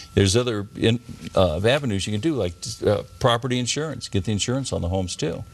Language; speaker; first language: English; native; English